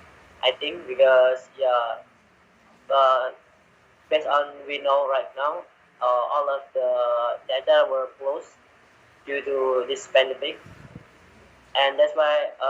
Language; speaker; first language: English; non-native, learner; Indonesian